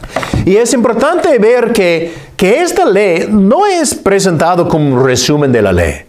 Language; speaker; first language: Spanish; non-native, fluent; English